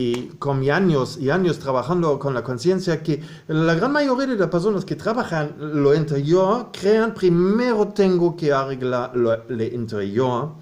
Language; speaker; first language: Spanish; non-native, fluent; German